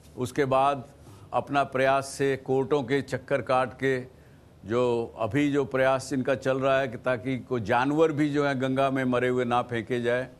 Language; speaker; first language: Hindi; native; Hindi